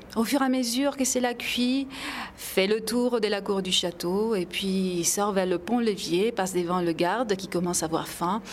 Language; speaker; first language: French; non-native, fluent; Italian